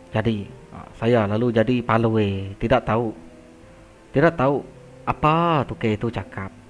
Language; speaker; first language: Malay; non-native, local second language; Iban